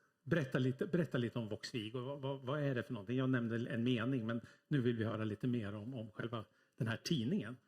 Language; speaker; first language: Swedish; native; Swedish